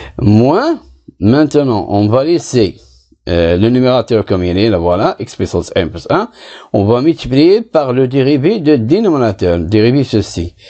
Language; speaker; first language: French; non-native, local second language; Arabic